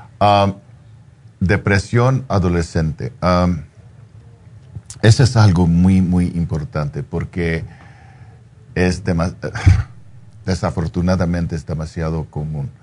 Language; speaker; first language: Spanish; non-native, fluent; English